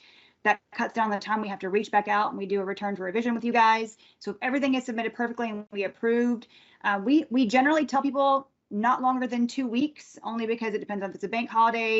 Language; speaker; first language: English; native; English